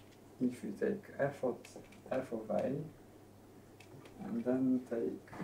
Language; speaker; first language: English; non-native, fluent; Polish